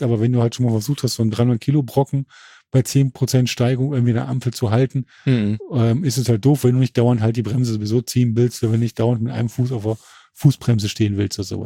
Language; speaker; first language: German; native; German